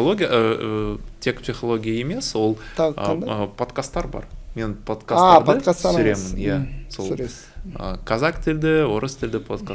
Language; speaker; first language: Kazakh; non-native, learner; Russian